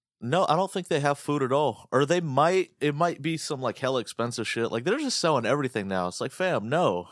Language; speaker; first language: English; early bilingual, other home language; Arabic